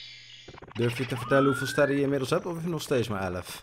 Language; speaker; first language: Dutch; native; Dutch